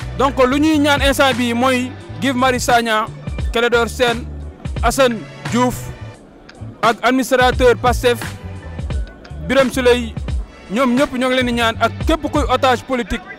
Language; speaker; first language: Wolof; non-native, local second language; Fula